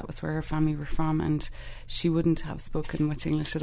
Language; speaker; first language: English; native; English